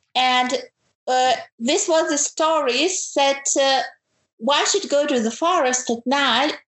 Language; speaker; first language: English; non-native, fluent; Ukrainian